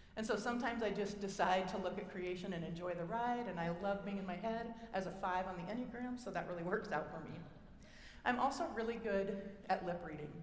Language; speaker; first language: English; native; English